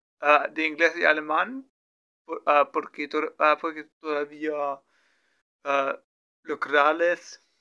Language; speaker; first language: Spanish; non-native, learner; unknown